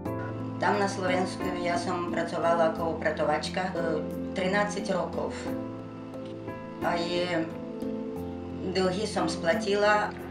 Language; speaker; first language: Slovak; non-native, learner; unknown